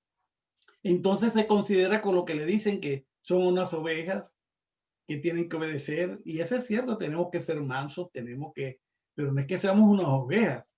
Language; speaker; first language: Spanish; native; Spanish